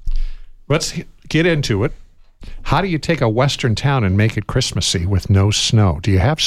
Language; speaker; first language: English; native; English